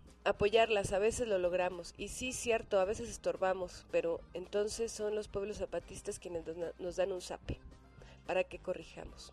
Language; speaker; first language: Spanish; native; Spanish